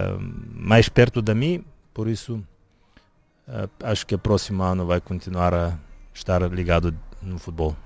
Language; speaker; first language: Portuguese; non-native, fluent; Bulgarian